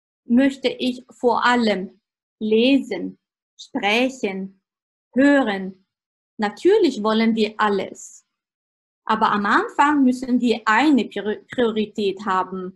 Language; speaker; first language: German; non-native, fluent; Italian